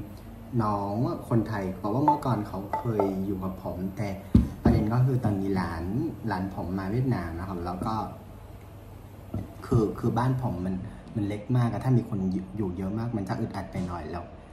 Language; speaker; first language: Thai; non-native, fluent; Vietnamese